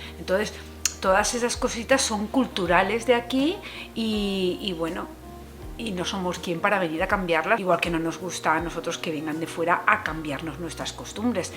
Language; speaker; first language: Spanish; native; Spanish